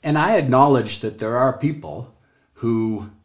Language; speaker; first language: English; native; English